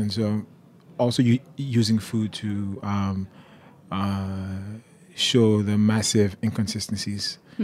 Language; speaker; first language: English; non-native, local second language; Yoruba